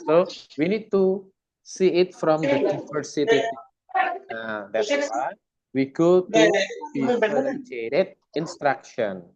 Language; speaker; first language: English; non-native, fluent; Indonesian